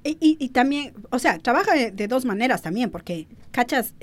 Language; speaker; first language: Spanish; early bilingual, other home language; English